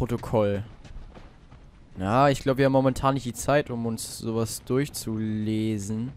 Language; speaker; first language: German; native; German